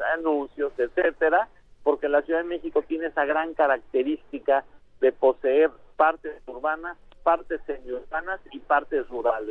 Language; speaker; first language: Spanish; native; Spanish